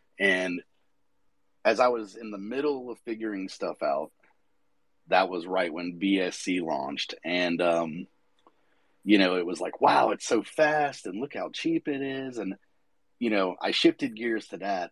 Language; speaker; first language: English; native; English